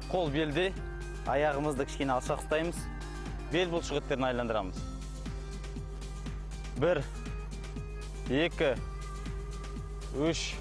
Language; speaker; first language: Kazakh; native; Kazakh